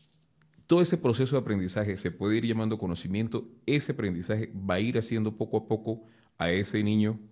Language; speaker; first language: Spanish; native; Spanish